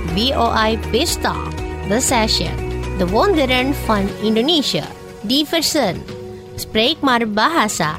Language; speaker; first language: Dutch; non-native, fluent; Indonesian